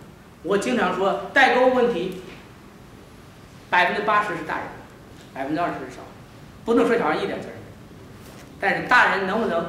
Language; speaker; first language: Chinese; native; Chinese